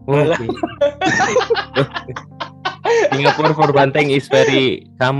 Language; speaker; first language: English; non-native, learner; Indonesian